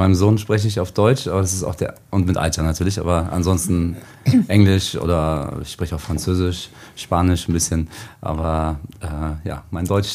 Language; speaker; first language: German; native; German